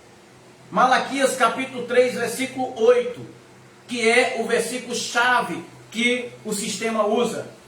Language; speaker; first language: Portuguese; native; Portuguese